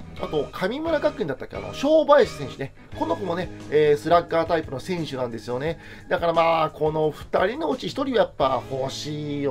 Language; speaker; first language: Japanese; native; Japanese